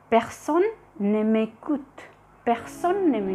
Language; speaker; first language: French; non-native, fluent; Indonesian